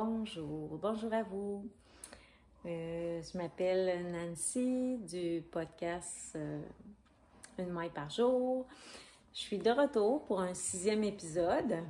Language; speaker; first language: French; native; French